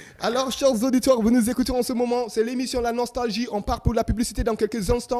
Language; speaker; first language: French; non-native, fluent; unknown